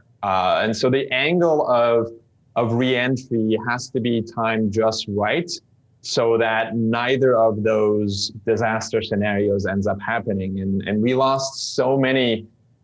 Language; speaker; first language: English; non-native, fluent; Turkish